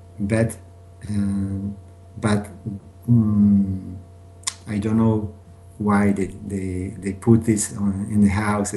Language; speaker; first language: English; non-native, learner; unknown